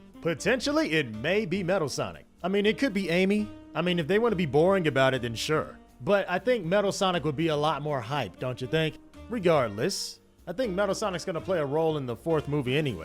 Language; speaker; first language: English; native; English